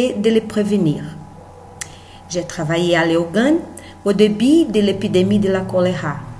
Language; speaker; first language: French; non-native, learner; Portuguese